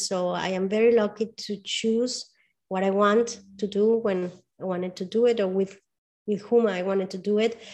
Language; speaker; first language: English; non-native, fluent; Spanish